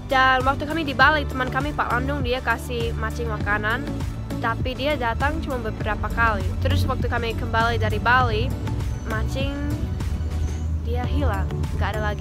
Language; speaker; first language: Indonesian; non-native, fluent; English